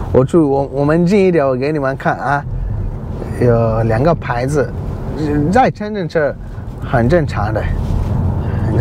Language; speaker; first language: Chinese; non-native, learner; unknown